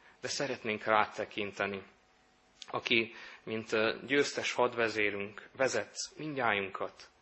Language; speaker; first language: Hungarian; native; Hungarian